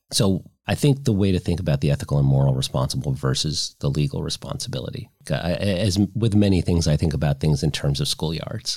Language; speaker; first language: English; native; English